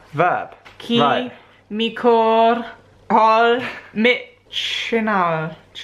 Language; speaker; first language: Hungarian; non-native, learner; English